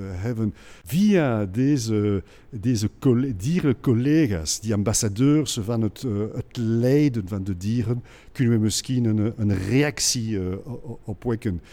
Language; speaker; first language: Dutch; non-native, local second language; French